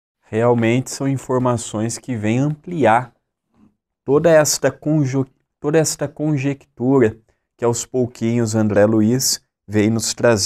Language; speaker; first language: Portuguese; native; Portuguese